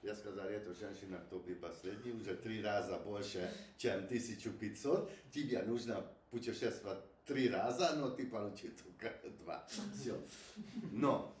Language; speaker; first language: Russian; non-native, learner; Hungarian